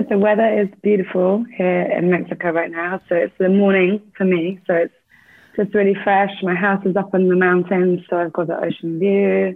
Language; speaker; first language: English; native; English